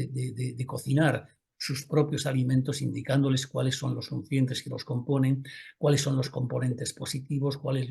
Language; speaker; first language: Spanish; native; Spanish